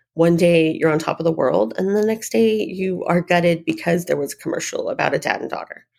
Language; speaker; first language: English; native; English